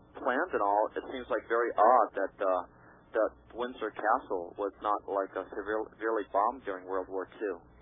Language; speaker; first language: English; native; English